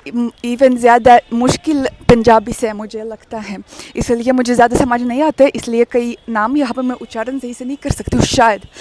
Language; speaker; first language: Hindi; non-native, learner; Russian